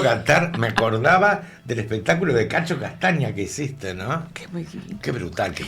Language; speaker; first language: Spanish; native; Spanish